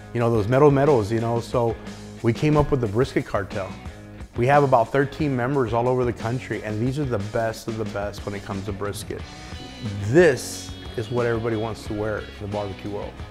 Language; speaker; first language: English; native; English